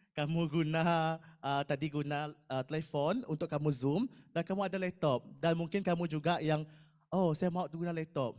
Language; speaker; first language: Malay; non-native, local second language; Iban